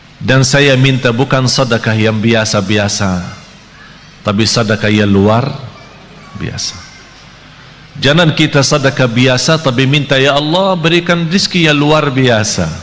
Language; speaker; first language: Malay; non-native, fluent; Arabic